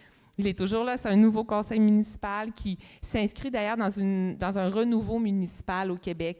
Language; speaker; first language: French; native; French